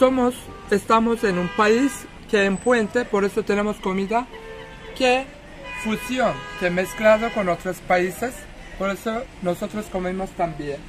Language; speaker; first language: Spanish; non-native, fluent; Turkish